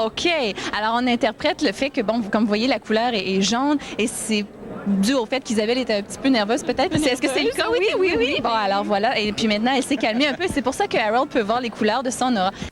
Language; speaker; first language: French; native; French